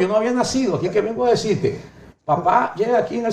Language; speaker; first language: Spanish; native; Spanish